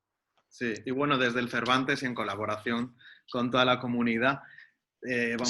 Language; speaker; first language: Spanish; native; Spanish